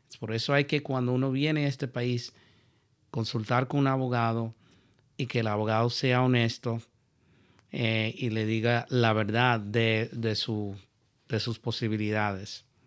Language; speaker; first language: Spanish; early bilingual, heritage; Spanish